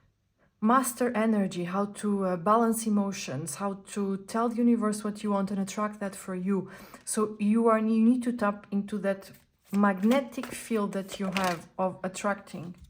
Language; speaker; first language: English; non-native, fluent; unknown